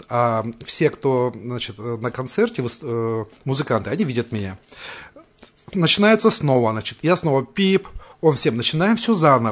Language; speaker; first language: Russian; native; Russian